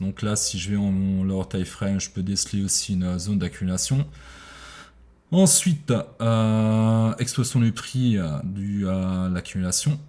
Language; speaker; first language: French; native; French